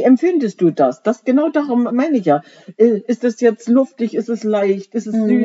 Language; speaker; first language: German; native; German